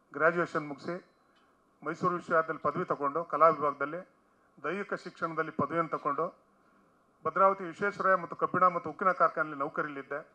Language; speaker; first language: Kannada; native; Kannada